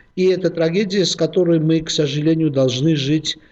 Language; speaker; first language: Russian; non-native, local second language; Georgian